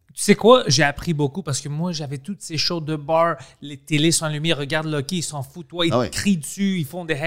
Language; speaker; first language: French; non-native, local second language; English